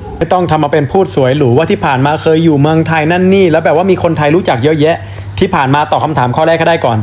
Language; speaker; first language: Thai; native; Thai